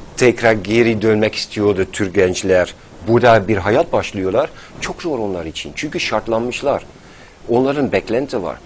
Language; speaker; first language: Turkish; non-native, fluent; Dutch